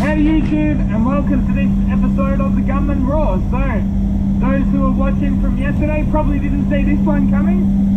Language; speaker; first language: English; native; English